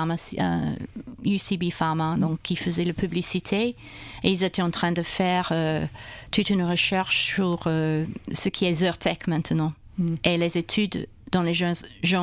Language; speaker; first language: French; non-native, fluent; English